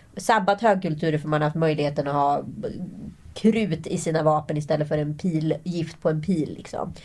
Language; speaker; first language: Swedish; native; Swedish